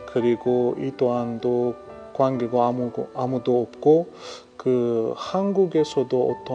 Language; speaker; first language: Korean; non-native, learner; Persian